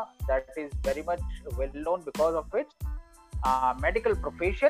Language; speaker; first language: English; non-native, local second language; Bangla